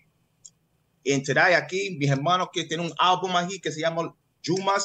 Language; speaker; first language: Spanish; early bilingual, heritage; English